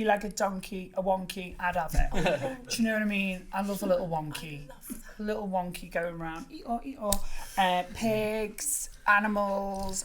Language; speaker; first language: English; native; English